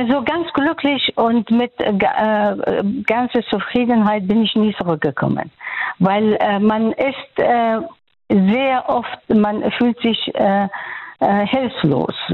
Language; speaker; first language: German; non-native, fluent; Persian